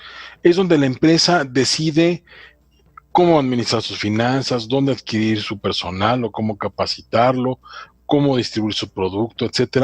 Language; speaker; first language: Spanish; native; Spanish